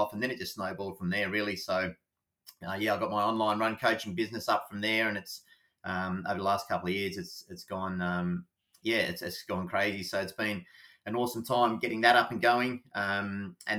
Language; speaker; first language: English; native; English